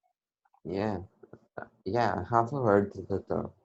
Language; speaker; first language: English; non-native, learner; Portuguese